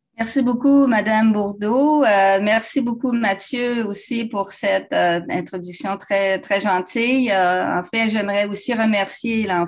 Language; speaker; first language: French; native; French